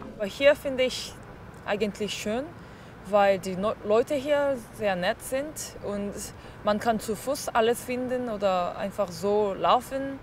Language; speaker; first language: German; non-native, fluent; Korean